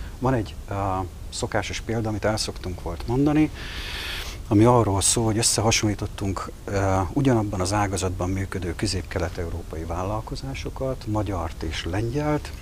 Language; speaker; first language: Hungarian; native; Hungarian